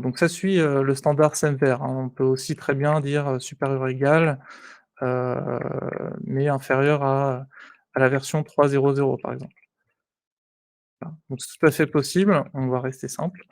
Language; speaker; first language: French; native; French